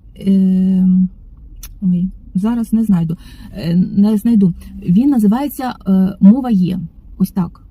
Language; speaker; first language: Ukrainian; non-native, local second language; Russian